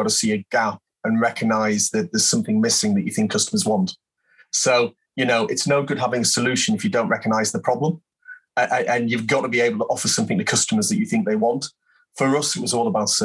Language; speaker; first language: English; native; English